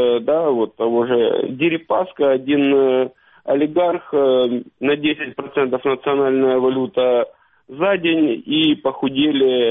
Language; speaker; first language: Russian; native; Russian